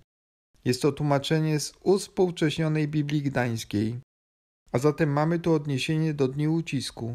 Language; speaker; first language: Polish; native; Polish